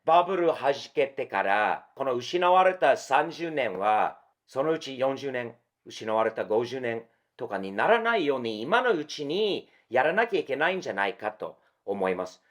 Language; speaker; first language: Japanese; non-native, fluent; English